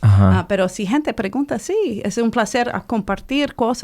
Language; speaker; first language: Spanish; non-native, fluent; English